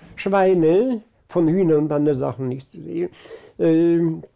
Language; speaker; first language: German; early bilingual, other home language; Polish